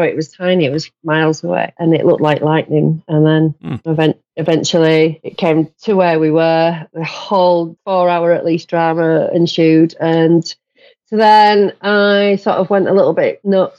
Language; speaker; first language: English; native; English